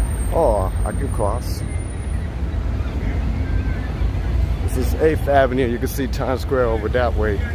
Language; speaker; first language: English; non-native, local second language; Spanish